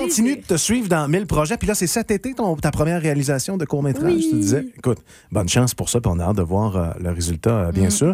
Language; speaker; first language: French; native; French